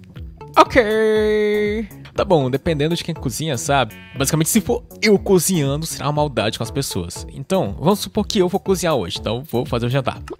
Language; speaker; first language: Portuguese; native; Portuguese